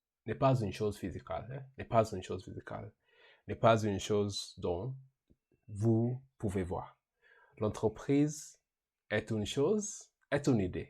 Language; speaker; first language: French; non-native, learner; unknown